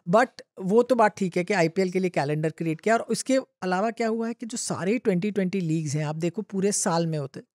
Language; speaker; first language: Hindi; non-native, local second language; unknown